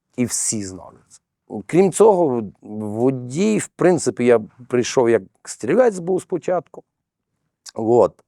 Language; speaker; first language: Ukrainian; native; Ukrainian